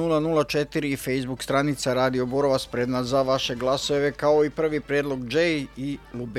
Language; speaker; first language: Serbian; native; Serbian